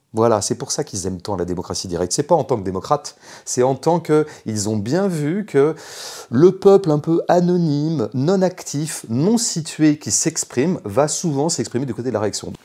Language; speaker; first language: French; native; French